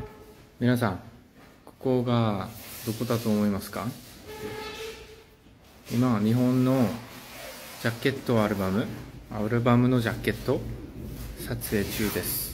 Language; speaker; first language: Japanese; non-native, learner; Korean